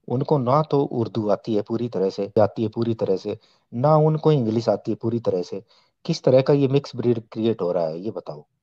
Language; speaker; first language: Hindi; native; Hindi